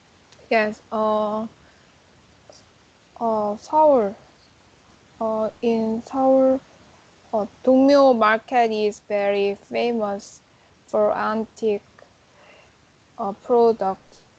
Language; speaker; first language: English; non-native, learner; Korean